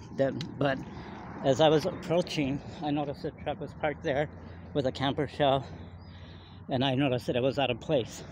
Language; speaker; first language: English; native; English